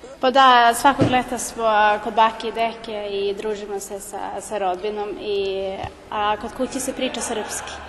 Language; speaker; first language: Serbian; early bilingual, heritage; Serbian